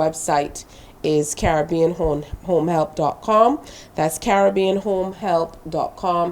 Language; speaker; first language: English; native; English